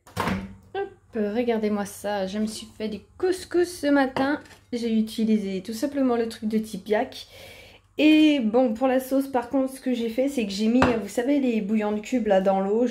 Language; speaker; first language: French; native; French